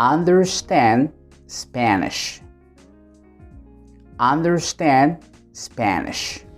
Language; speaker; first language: English; non-native, fluent; Spanish